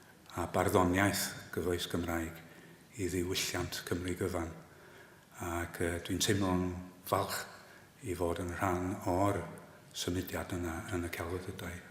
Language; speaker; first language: Welsh; non-native, fluent; English